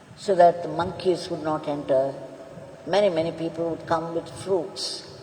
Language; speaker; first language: English; non-native, local second language; Tamil